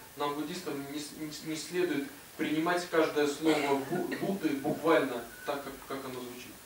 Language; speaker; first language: Russian; native; Russian